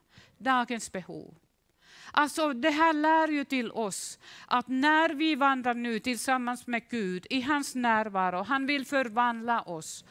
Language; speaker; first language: Swedish; non-native, fluent; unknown